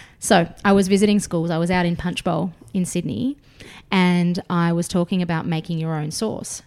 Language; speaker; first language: English; early bilingual, other home language; Russian